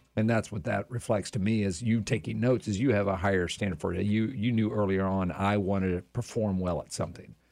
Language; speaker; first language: English; native; English